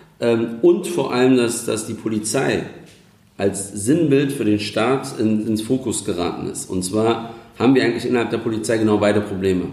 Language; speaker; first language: German; early bilingual, other home language; Turkish